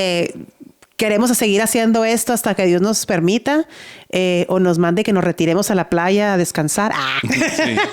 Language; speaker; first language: Spanish; native; Spanish